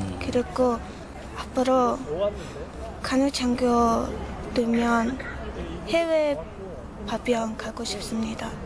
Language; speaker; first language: Korean; non-native, learner; Mongolian